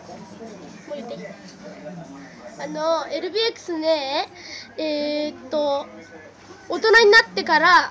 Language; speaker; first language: Japanese; native; Japanese